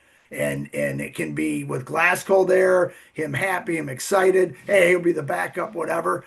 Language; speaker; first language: English; native; English